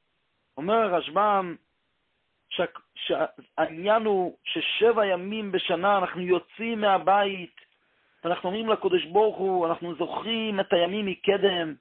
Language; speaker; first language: Hebrew; non-native, local second language; Yiddish